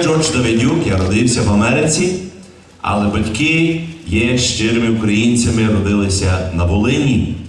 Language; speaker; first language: Ukrainian; early bilingual, heritage; Ukrainian